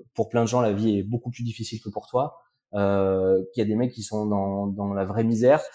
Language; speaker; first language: French; native; French